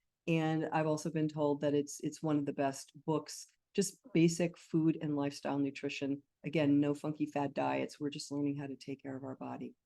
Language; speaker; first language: English; native; English